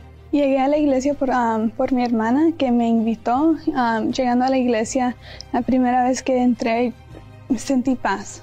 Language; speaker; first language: Spanish; early bilingual, heritage; Spanish